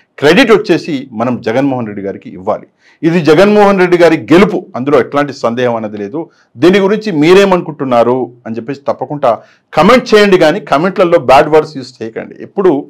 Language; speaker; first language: Telugu; native; Telugu